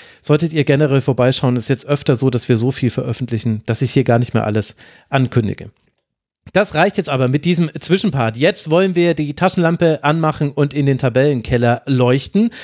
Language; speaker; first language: German; native; German